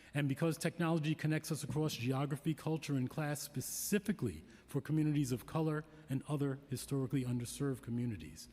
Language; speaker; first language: English; native; English